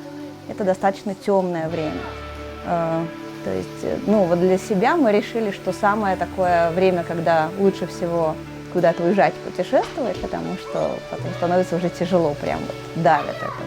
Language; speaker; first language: Russian; native; Russian